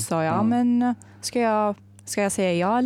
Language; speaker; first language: Swedish; non-native, fluent; Arabic